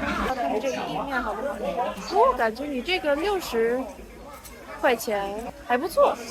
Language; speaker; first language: Chinese; non-native, fluent; English